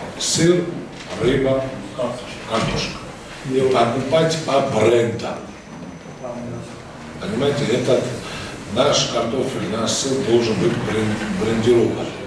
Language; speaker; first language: Russian; non-native, fluent; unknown